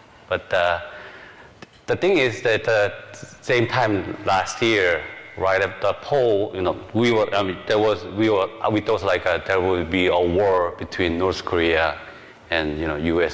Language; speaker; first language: English; non-native, fluent; Korean